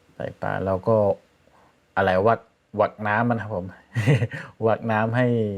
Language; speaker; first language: Thai; non-native, local second language; Malay